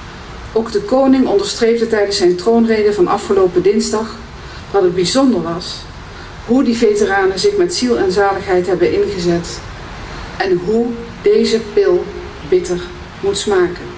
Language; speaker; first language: Dutch; native; Dutch